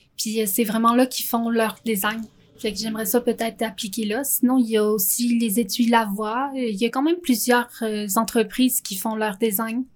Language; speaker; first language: French; native; French